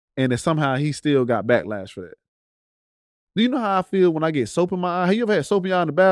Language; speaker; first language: English; native; English